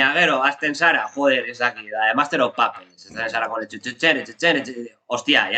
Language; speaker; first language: Basque; non-native, local second language; Spanish